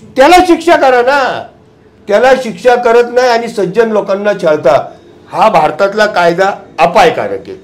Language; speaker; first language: Marathi; non-native, local second language; Gujarati